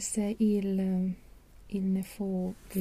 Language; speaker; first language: French; non-native, learner; Latvian